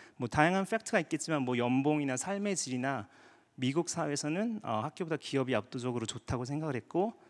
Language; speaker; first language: Korean; native; Korean